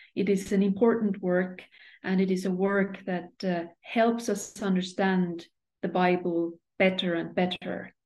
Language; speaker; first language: English; non-native, fluent; Estonian